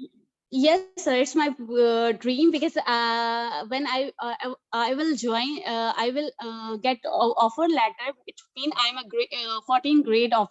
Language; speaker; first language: English; non-native, local second language; Urdu